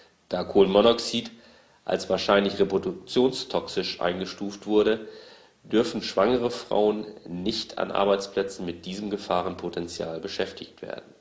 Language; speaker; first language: German; native; German